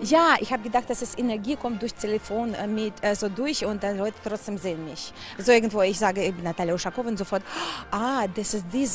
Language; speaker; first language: German; non-native, fluent; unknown